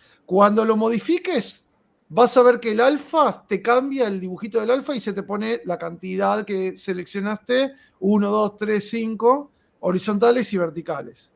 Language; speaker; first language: Spanish; native; Spanish